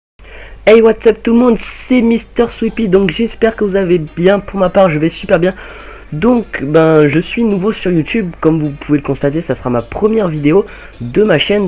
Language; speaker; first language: French; native; French